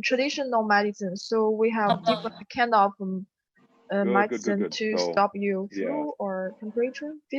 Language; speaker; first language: English; non-native, learner; Chinese